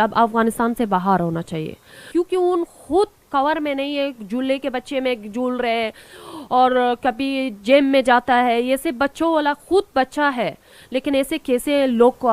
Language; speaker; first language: Hindi; non-native, learner; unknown